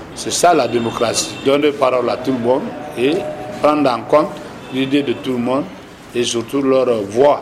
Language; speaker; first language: French; non-native, local second language; Susu